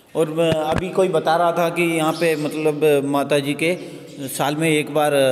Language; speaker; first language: Hindi; native; Hindi